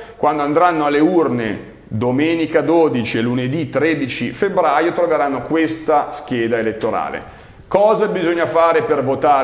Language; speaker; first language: Italian; native; Italian